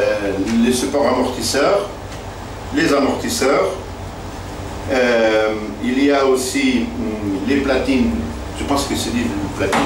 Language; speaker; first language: French; non-native, fluent; Portuguese